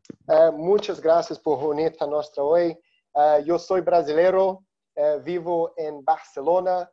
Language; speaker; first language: Spanish; non-native, learner; Portuguese